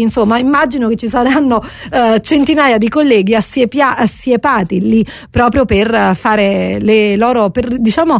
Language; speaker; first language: Italian; native; Italian